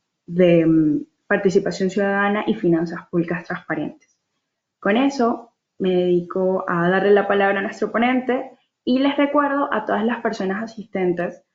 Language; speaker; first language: Spanish; native; Spanish